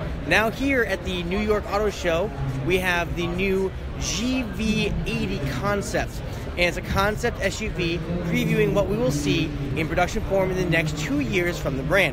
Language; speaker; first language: English; native; English